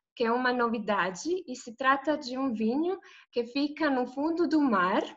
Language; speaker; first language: Portuguese; non-native, fluent; Croatian